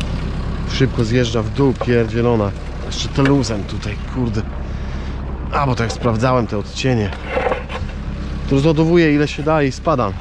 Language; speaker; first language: Polish; native; Polish